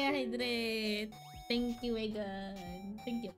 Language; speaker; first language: English; non-native, local second language; Malay